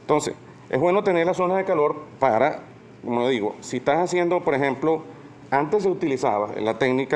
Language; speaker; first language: Spanish; native; Spanish